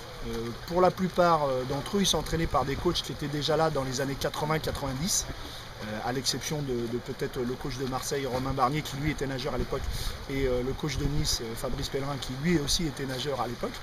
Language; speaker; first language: French; native; French